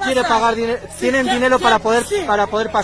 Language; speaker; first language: Spanish; native; Spanish